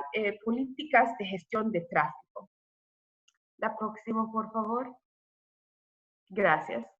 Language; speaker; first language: Spanish; non-native, fluent; English